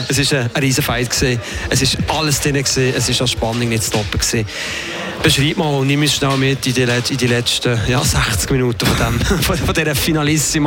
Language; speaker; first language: German; native; German